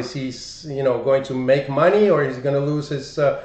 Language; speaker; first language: English; non-native, fluent; Spanish